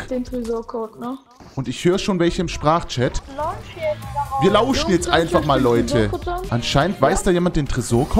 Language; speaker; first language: German; native; German